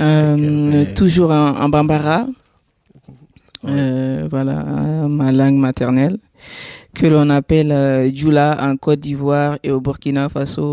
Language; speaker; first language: French; non-native, local second language; Bambara